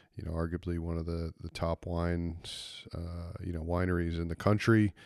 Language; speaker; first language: English; native; English